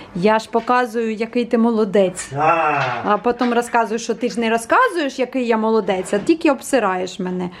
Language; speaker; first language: Ukrainian; native; Ukrainian